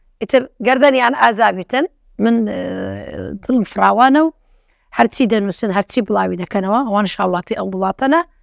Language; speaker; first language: Central Kurdish; non-native, local second language; Turkish